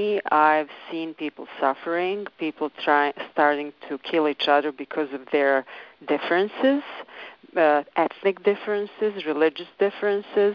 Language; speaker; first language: English; non-native, fluent; Serbian